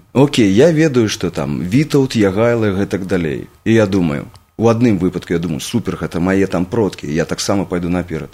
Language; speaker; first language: Belarusian; non-native, local second language; Russian